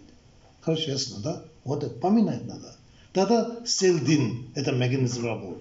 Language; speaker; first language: Russian; non-native, learner; Tibetan